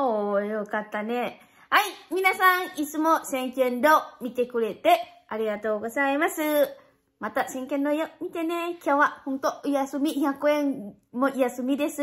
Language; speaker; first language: Japanese; non-native, learner; Lao